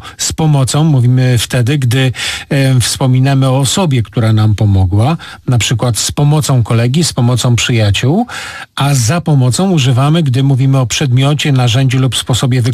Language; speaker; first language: Polish; native; Polish